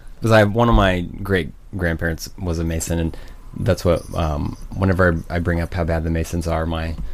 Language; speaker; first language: English; native; English